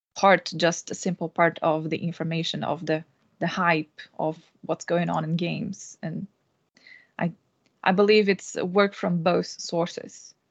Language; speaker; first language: English; non-native, fluent; Portuguese